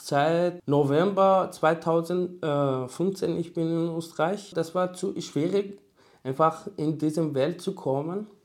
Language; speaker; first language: German; non-native, learner; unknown